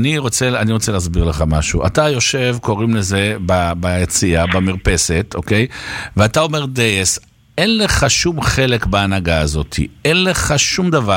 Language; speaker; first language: Hebrew; native; Hebrew